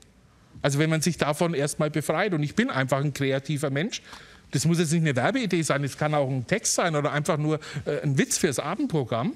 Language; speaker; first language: German; native; German